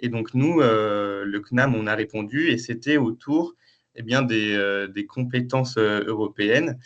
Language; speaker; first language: French; native; French